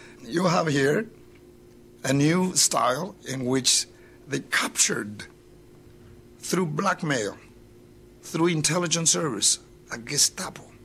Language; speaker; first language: English; non-native, fluent; Spanish